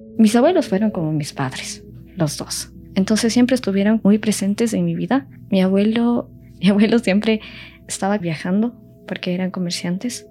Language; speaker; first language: Spanish; native; Spanish